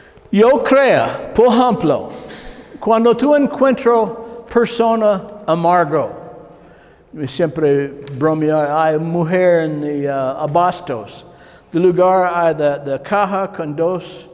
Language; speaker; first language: Spanish; non-native, learner; English